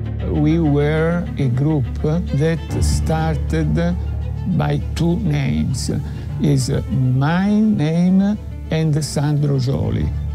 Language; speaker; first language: English; non-native, fluent; Italian